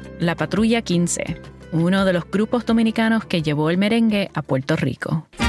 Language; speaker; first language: Spanish; early bilingual, heritage; Spanish